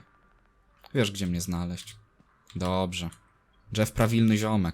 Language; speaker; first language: Polish; native; Polish